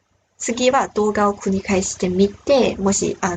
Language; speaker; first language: Japanese; non-native, fluent; Chinese